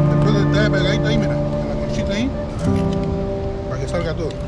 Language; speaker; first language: Spanish; native; Spanish